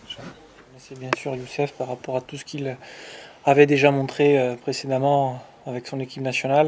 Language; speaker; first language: French; native; French